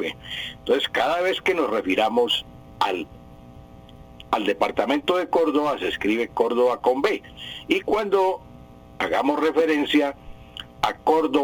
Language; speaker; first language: Spanish; native; Spanish